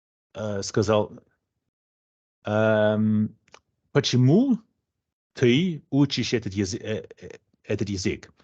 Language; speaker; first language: Russian; non-native, fluent; English